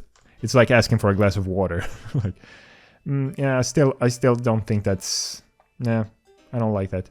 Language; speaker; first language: English; non-native, fluent; Swedish